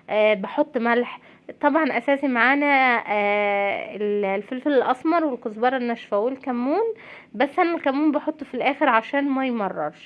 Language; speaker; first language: Arabic; native; Arabic